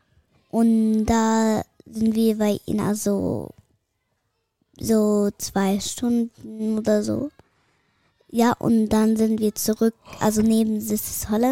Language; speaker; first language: German; early bilingual, other home language; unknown